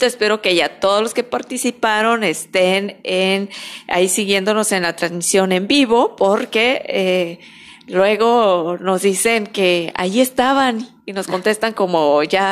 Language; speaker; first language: Spanish; native; Spanish